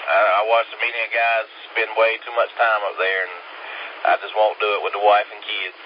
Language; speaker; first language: English; native; English